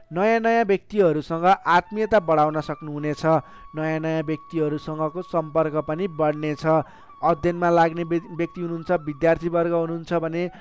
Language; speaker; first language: Nepali; native; Nepali